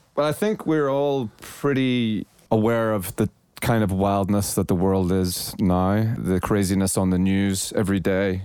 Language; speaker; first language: English; native; English